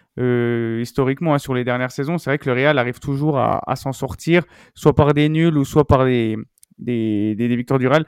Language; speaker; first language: French; native; French